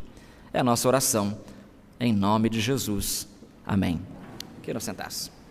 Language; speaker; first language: Portuguese; native; Portuguese